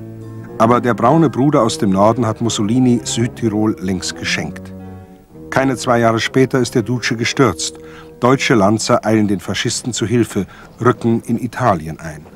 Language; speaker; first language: German; native; German